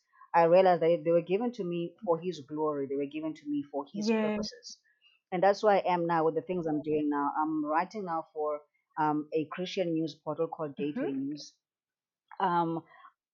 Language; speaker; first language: English; non-native, local second language; Xhosa